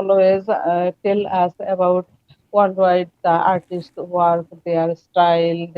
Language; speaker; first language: English; non-native, learner; Bangla